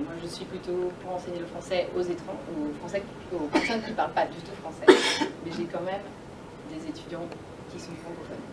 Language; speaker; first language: French; native; French